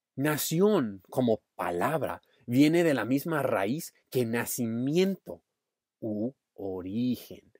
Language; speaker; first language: Spanish; non-native, fluent; English